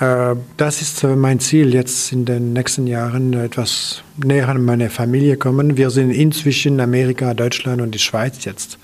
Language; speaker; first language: German; non-native, local second language; French